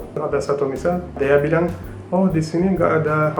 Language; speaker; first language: Indonesian; non-native, fluent; Turkish